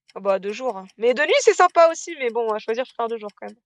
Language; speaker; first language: French; native; French